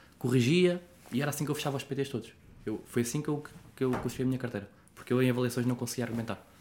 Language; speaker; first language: Portuguese; native; Portuguese